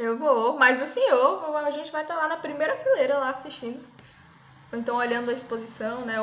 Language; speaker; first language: Portuguese; native; Portuguese